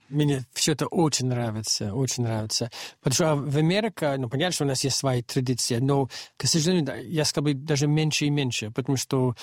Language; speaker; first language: Russian; non-native, fluent; English